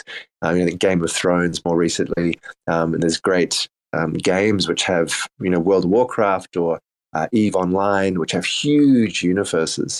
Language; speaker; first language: English; native; English